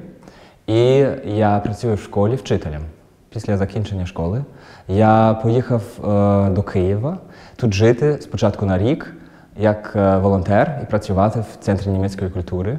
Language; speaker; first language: Ukrainian; non-native, fluent; German